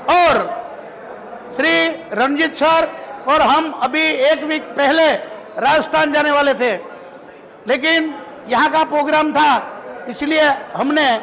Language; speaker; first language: Hindi; non-native, local second language; Gujarati